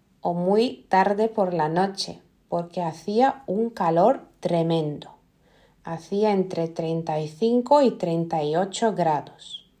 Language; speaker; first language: Spanish; non-native, fluent; Lithuanian